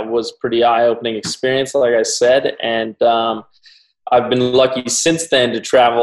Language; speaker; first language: English; native; English